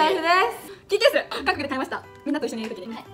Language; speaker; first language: Japanese; native; Japanese